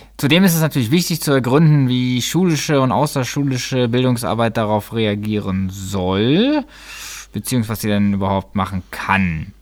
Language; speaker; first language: German; native; German